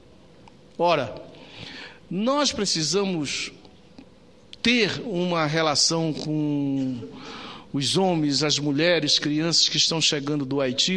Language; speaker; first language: Portuguese; native; Portuguese